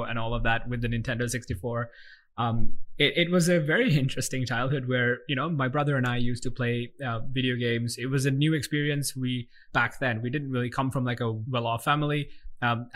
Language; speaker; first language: English; non-native, local second language; Sinhala